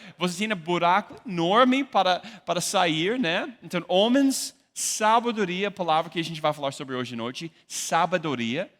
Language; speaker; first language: Portuguese; non-native, fluent; English